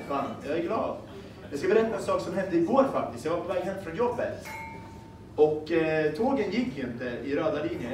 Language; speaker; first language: Swedish; early bilingual, other home language; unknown